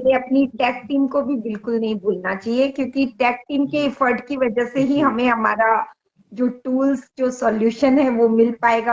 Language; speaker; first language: Hindi; native; Hindi